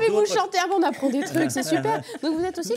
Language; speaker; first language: French; native; French